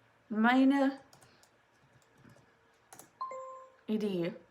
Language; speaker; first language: German; non-native, learner; English